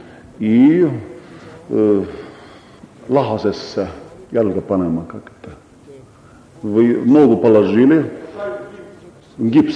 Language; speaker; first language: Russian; non-native, local second language; Estonian